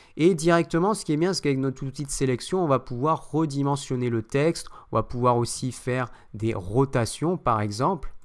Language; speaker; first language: French; native; French